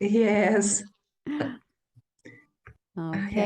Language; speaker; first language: English; non-native, learner; Portuguese